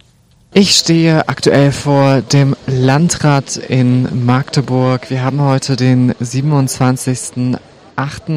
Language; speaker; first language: German; native; German